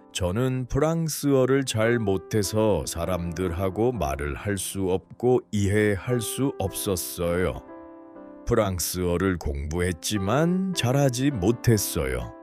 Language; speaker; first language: Korean; non-native, learner; Uzbek